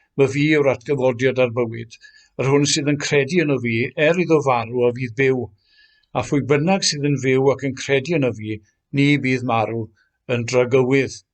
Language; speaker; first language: Welsh; native; Welsh